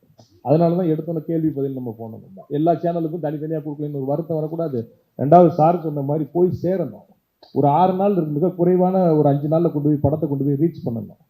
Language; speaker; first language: Tamil; native; Tamil